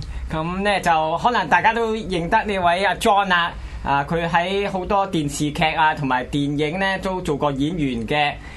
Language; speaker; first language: Cantonese; native; Cantonese